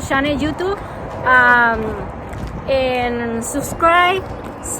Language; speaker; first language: English; non-native, learner; Spanish